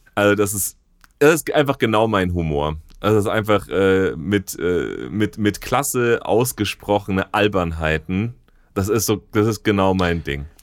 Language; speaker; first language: German; native; German